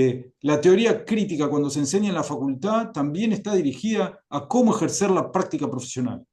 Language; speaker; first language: Spanish; native; Spanish